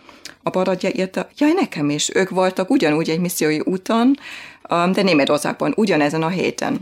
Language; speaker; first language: Hungarian; non-native, fluent; German